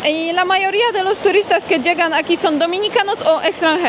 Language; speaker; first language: Spanish; non-native, fluent; Polish